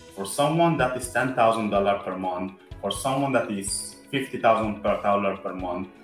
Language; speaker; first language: English; non-native, fluent; Italian